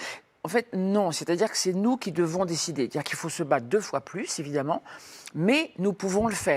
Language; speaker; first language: French; native; French